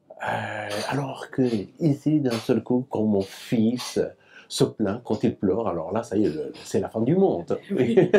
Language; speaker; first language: French; non-native, fluent; Persian